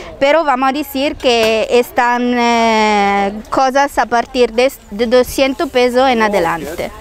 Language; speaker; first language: Spanish; non-native, fluent; Italian